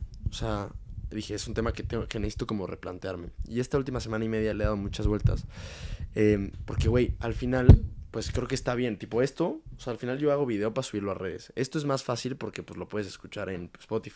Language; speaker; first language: Spanish; native; Spanish